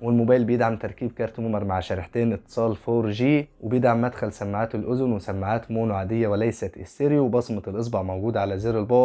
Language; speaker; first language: Arabic; native; Arabic